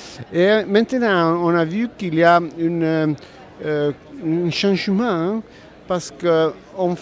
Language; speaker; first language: French; non-native, learner; Italian